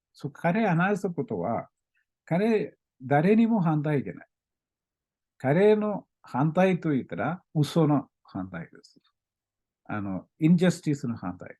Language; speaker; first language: Japanese; non-native, learner; Malayalam